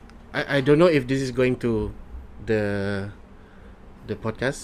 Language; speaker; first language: English; non-native, local second language; Malay